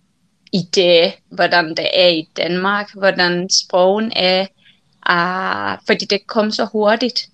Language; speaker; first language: Danish; non-native, fluent; Finnish